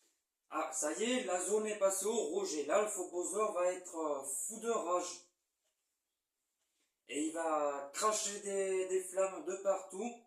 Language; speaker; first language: French; native; French